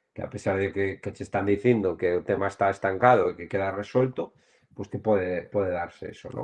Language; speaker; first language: Spanish; native; Spanish